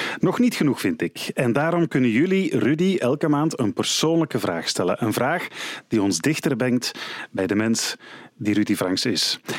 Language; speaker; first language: Dutch; native; Dutch